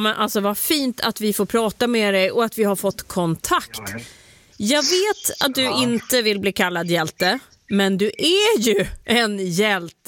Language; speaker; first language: Swedish; native; Swedish